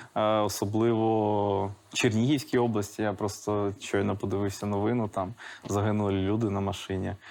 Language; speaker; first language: Ukrainian; native; Ukrainian